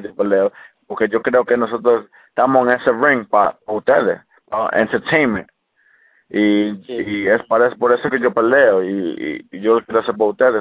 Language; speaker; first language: Spanish; early bilingual, heritage; English